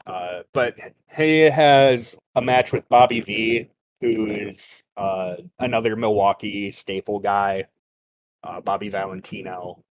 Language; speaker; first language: English; native; English